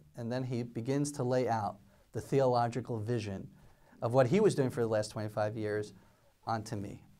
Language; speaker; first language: English; native; English